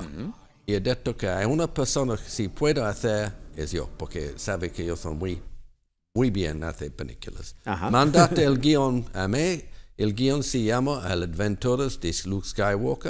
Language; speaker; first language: Spanish; non-native, learner; English